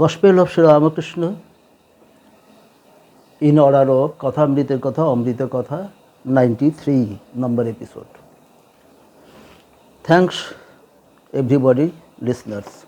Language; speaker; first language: English; non-native, local second language; Bangla